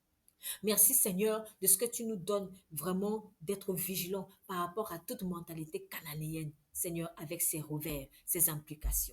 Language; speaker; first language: French; native; French